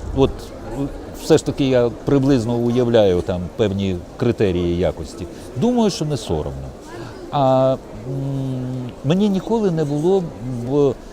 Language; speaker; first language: Ukrainian; non-native, local second language; Russian